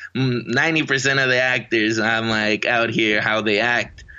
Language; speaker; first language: English; native; English